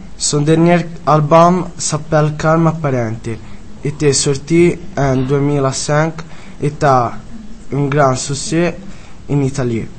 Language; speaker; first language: French; non-native, learner; Italian